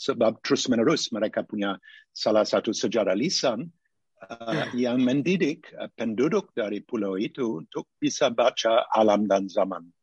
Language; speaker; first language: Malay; non-native, fluent; English